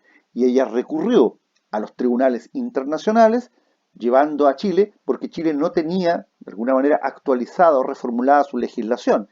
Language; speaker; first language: Spanish; native; Spanish